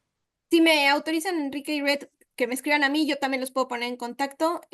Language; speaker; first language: Spanish; native; Spanish